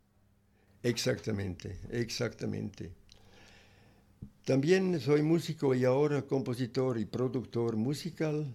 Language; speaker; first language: Spanish; non-native, learner; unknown